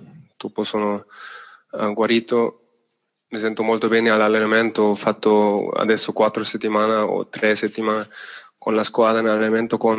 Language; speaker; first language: Italian; non-native, fluent; German